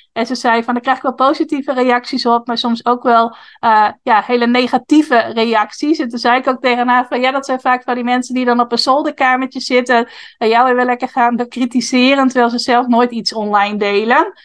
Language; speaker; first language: Dutch; native; Dutch